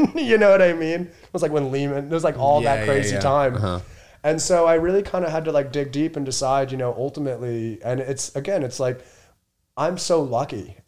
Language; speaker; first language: English; native; English